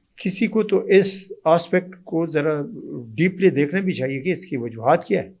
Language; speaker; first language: Urdu; non-native, local second language; Pashto